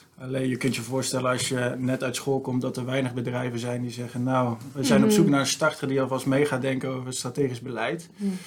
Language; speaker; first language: Dutch; native; Dutch